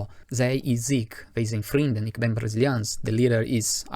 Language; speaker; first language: Dutch; non-native, fluent; Portuguese